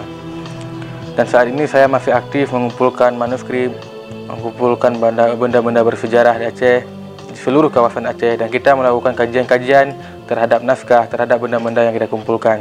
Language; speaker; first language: Indonesian; non-native, local second language; Achinese